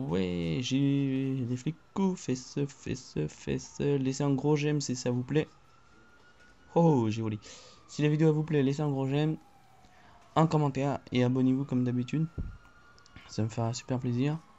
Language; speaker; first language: French; native; French